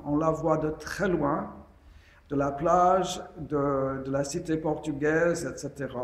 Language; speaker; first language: French; non-native, fluent; English